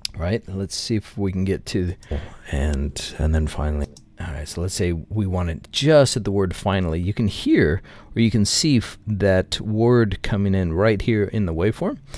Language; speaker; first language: English; native; English